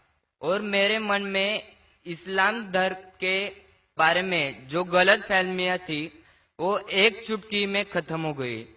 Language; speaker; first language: Hindi; non-native, local second language; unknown